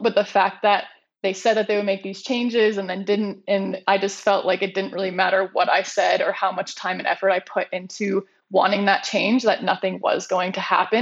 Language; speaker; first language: English; native; English